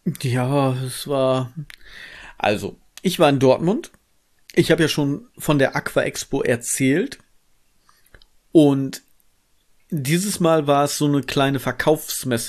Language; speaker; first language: German; native; German